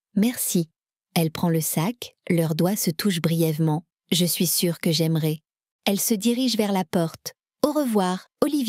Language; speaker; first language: French; native; French